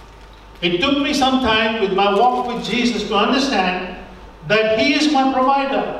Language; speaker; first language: English; non-native, local second language; Tamil